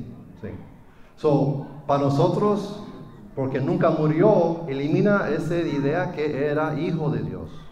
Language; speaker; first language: Spanish; non-native, fluent; English